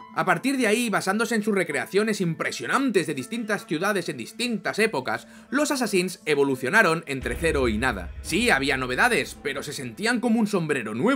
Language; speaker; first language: Spanish; native; Spanish